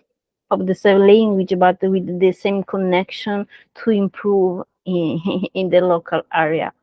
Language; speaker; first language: English; non-native, learner; Italian